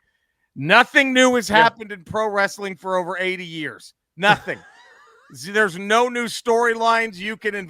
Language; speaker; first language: English; native; English